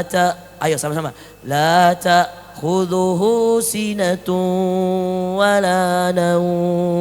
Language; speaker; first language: Indonesian; native; Indonesian